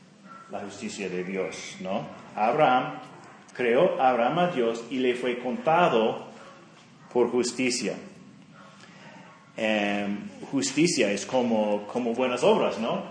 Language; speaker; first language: Spanish; non-native, fluent; English